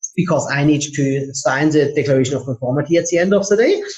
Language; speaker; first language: English; non-native, fluent; German